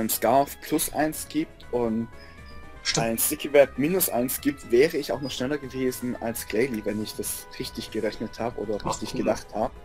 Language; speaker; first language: German; native; German